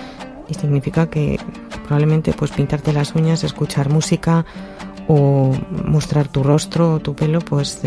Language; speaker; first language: Spanish; native; Spanish